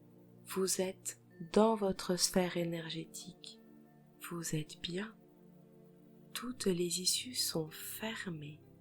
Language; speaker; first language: French; native; French